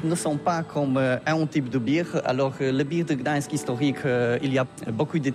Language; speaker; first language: French; non-native, learner; Polish